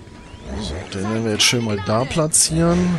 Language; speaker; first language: German; native; German